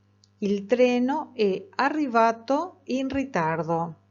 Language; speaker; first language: Italian; non-native, fluent; Spanish